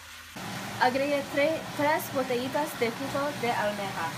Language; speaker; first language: Spanish; non-native, learner; English